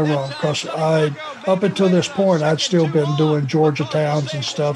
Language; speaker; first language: English; native; English